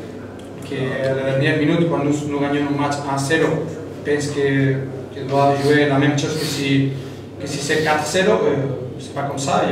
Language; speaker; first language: French; non-native, fluent; Spanish